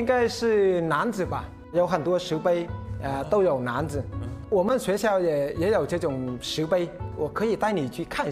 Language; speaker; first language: Chinese; non-native, fluent; Vietnamese